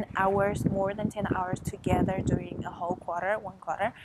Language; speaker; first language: English; non-native, fluent; Mongolian